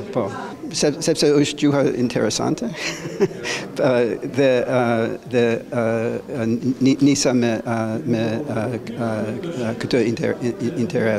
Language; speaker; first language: Albanian; non-native, learner; English